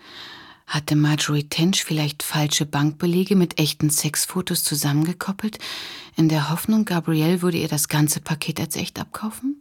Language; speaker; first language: German; native; German